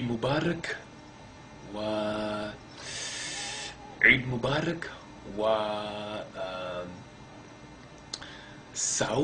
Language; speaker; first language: Arabic; non-native, learner; English